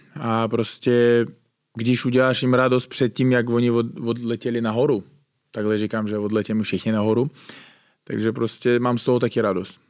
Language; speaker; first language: Czech; non-native, fluent; Uzbek